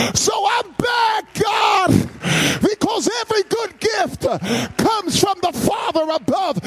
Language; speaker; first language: English; native; English